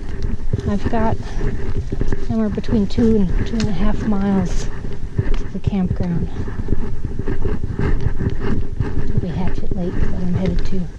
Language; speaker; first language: English; native; English